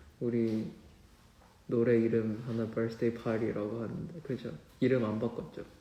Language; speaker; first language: Korean; non-native, fluent; Chinese